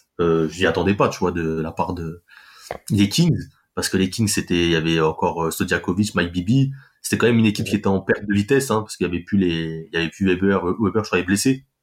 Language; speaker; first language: French; native; French